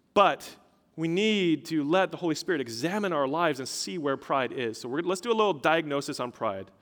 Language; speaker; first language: English; native; English